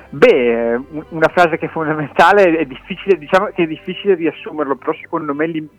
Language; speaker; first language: Italian; native; Italian